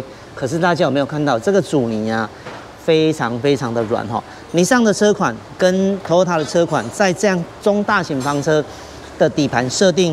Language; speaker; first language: Chinese; native; Chinese